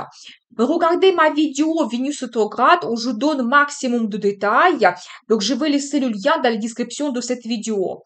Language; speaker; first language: French; non-native, fluent; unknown